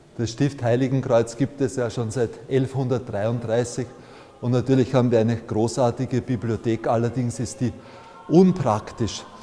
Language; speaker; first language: German; native; German